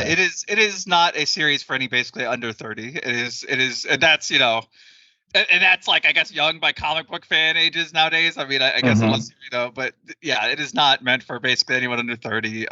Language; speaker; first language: English; native; English